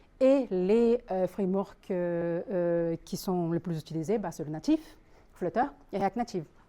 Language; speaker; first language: French; non-native, fluent; Portuguese